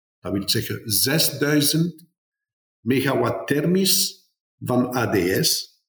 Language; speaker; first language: Dutch; non-native, fluent; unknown